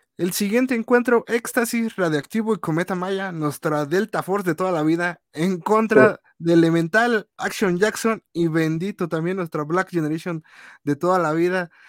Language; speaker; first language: Spanish; native; Spanish